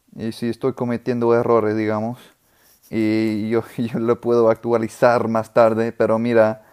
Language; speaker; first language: Spanish; non-native, fluent; English